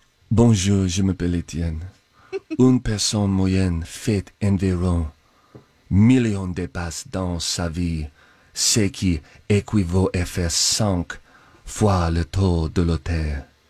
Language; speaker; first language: French; early bilingual, heritage; French